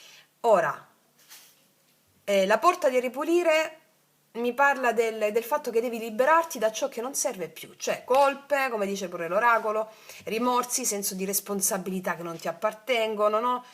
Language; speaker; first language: Italian; native; Italian